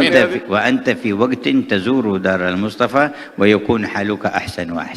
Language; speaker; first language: Arabic; native; Arabic